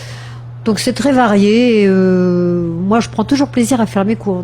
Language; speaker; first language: French; native; French